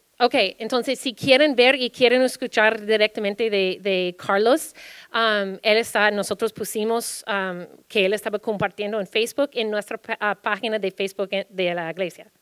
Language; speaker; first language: Spanish; early bilingual, heritage; Spanish